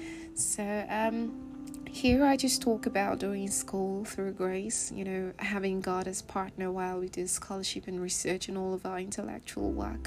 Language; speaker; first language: English; non-native, local second language; Igbo